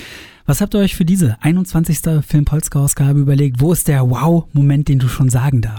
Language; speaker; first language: German; native; German